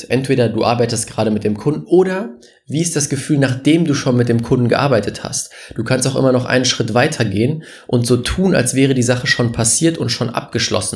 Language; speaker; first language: German; native; German